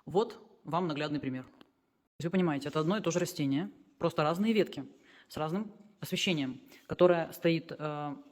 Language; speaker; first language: Russian; non-native, local second language; Ukrainian